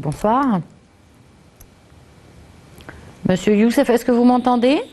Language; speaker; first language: French; non-native, fluent; Arabic